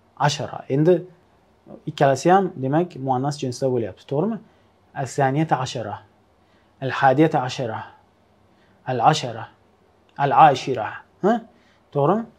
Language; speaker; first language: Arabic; non-native, fluent; Uzbek